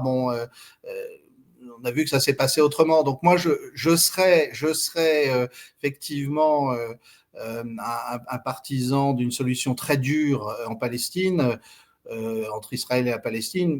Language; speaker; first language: French; native; French